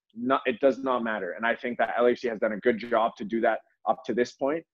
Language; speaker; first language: English; native; English